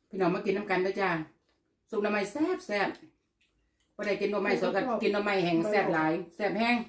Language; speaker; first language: Thai; native; Thai